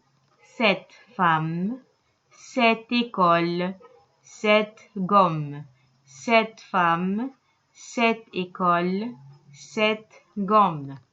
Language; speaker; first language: French; non-native, local second language; Arabic